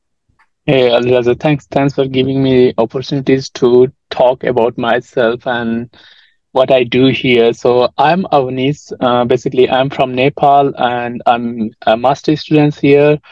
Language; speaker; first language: English; non-native, local second language; Nepali